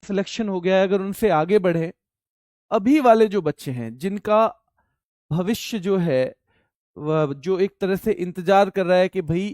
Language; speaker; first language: Hindi; native; Hindi